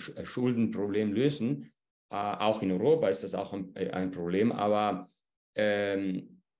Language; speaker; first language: German; non-native, fluent; Spanish